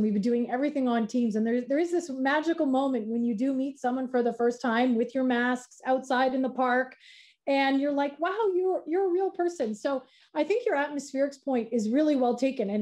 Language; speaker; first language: English; native; English